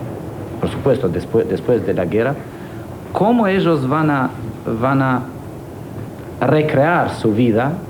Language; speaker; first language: Spanish; non-native, fluent; Albanian